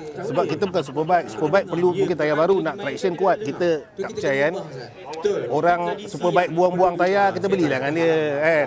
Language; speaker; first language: Malay; native; Malay